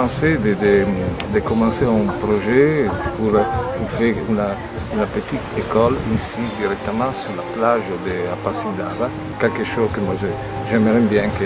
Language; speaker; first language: French; non-native, fluent; Italian